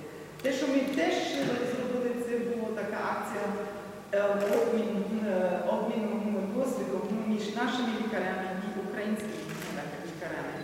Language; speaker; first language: Ukrainian; non-native, learner; German